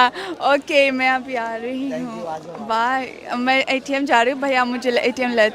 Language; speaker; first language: Hindi; non-native, learner; Russian